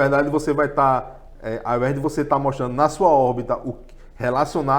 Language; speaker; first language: Portuguese; native; Portuguese